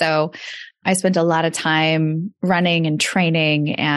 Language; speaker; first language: English; native; English